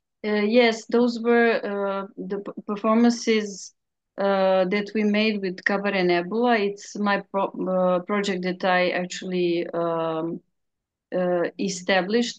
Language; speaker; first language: English; non-native, learner; Serbian